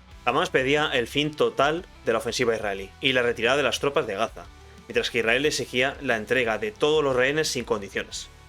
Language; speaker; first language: Spanish; native; Spanish